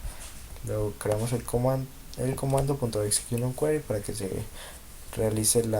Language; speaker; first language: Spanish; native; Spanish